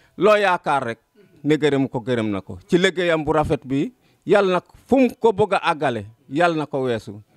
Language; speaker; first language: Wolof; non-native, local second language; Serer